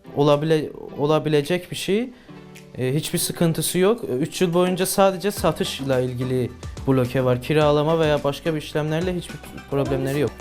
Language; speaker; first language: Turkish; non-native, fluent; Persian